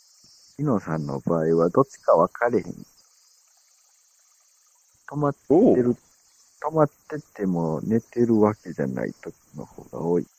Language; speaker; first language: Japanese; native; Japanese